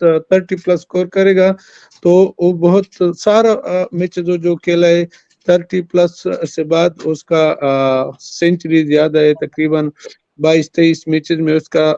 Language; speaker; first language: Hindi; non-native, fluent; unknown